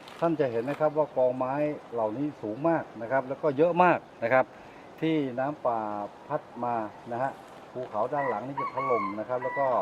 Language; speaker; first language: Thai; native; Thai